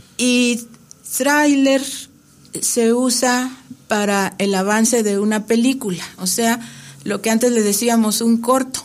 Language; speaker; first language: Spanish; native; Spanish